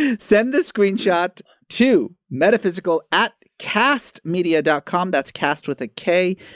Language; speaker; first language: English; early bilingual, other home language; Persian